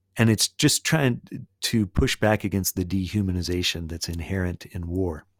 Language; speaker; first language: English; native; English